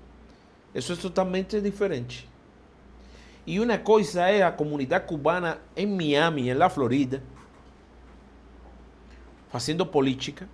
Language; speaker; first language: Portuguese; non-native, fluent; Spanish